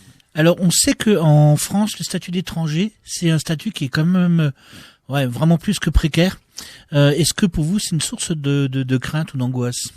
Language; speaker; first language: French; native; French